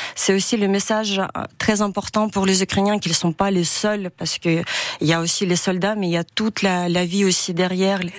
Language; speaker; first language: French; non-native, fluent; Ukrainian